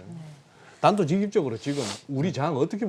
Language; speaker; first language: Korean; native; Korean